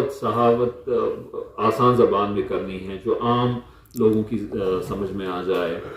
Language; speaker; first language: Urdu; non-native, local second language; Kashmiri